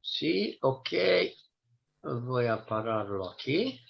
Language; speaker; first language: Spanish; non-native, fluent; Romanian